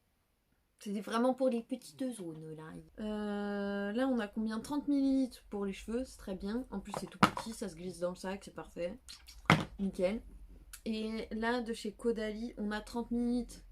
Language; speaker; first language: French; native; French